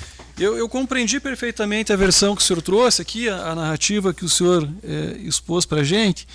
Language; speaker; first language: Portuguese; native; Portuguese